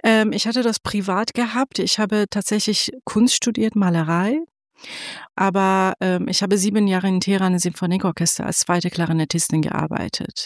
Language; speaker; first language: German; non-native, fluent; Persian